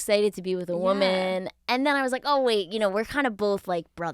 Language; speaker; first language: English; native; English